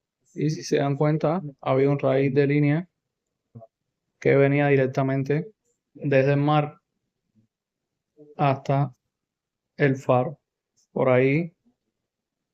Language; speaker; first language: Spanish; native; Spanish